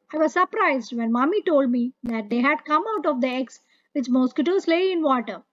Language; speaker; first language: English; non-native, local second language; Malayalam